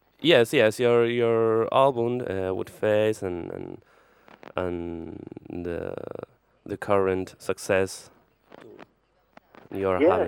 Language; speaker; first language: English; non-native, fluent; Spanish